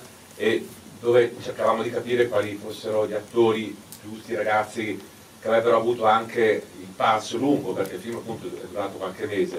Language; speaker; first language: Italian; native; Italian